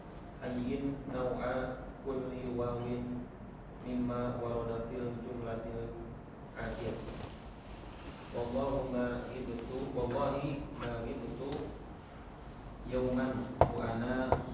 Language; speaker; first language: Arabic; non-native, learner; Indonesian